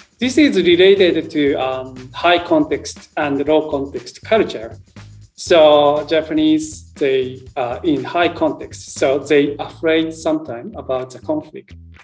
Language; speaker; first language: English; non-native, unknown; Japanese